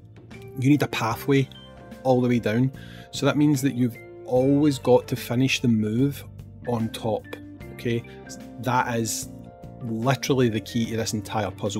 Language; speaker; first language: English; native; English